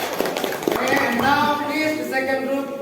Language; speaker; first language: English; non-native, fluent; Indonesian